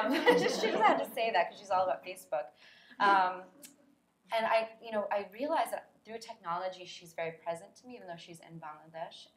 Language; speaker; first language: English; native; English